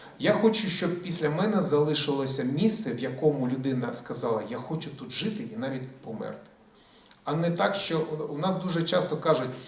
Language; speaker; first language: Ukrainian; early bilingual, other home language; Russian